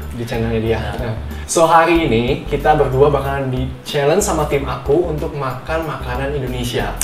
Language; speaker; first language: Indonesian; native; Indonesian